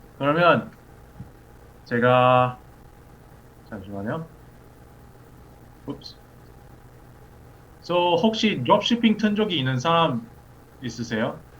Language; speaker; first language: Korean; early bilingual, heritage; English